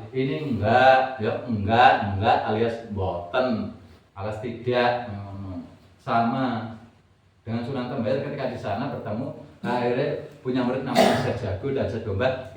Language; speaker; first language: Indonesian; non-native, local second language; Javanese